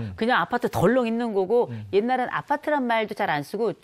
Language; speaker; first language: Korean; native; Korean